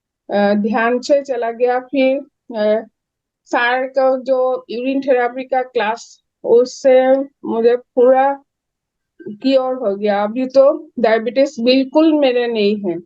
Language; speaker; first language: Hindi; non-native, local second language; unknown